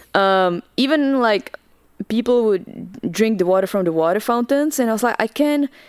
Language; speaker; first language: English; non-native, fluent; Czech